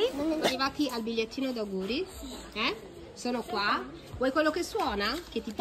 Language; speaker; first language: Italian; native; Italian